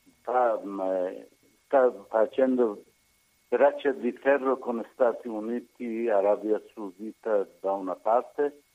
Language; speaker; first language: Italian; non-native, learner; Persian